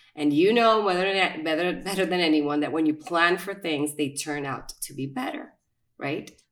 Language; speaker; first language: English; non-native, fluent; Spanish